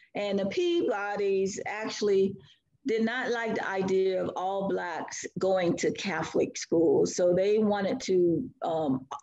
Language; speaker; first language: English; native; English